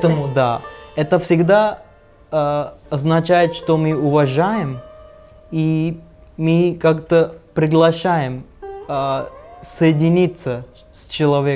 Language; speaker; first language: Russian; non-native, learner; Hindi